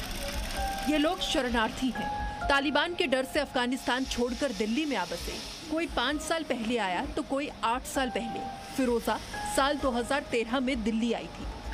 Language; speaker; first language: Hindi; native; Hindi